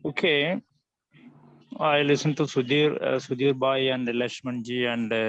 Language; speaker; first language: English; non-native, local second language; Malayalam